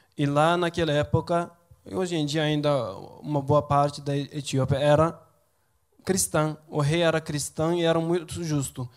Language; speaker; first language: Portuguese; non-native, fluent; Turkish